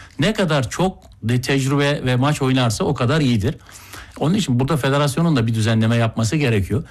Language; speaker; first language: Turkish; native; Turkish